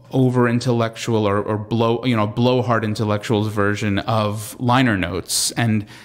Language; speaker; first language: English; native; English